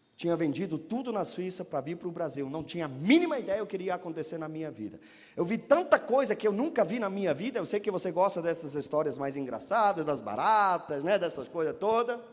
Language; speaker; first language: Portuguese; non-native, fluent; German